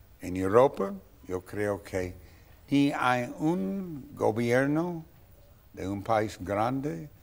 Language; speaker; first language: Spanish; non-native, fluent; English